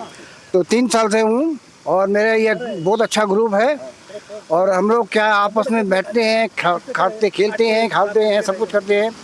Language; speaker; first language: Hindi; non-native, local second language; Sindhi